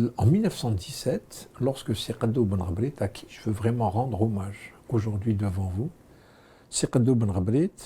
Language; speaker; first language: French; non-native, local second language; Arabic